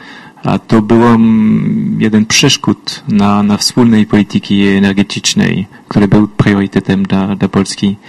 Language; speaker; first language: Polish; non-native, fluent; French